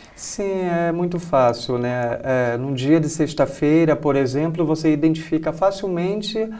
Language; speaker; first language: Portuguese; native; Portuguese